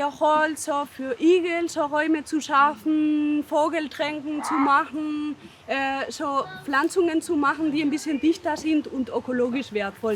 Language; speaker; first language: German; non-native, fluent; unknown